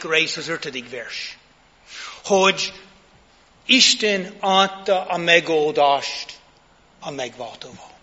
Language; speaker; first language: Hungarian; non-native, fluent; English